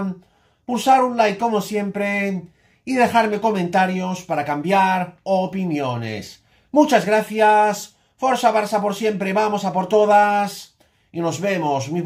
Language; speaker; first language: Spanish; native; Spanish